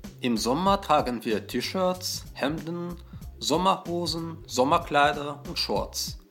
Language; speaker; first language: German; non-native, fluent; Russian